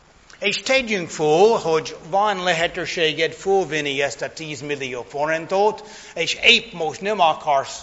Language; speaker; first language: Hungarian; non-native, fluent; English